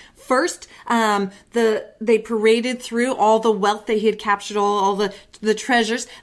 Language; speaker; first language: English; native; English